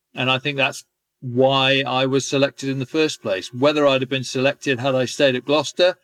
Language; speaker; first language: English; native; English